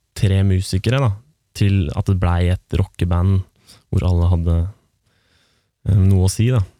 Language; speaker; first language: Norwegian; native; Norwegian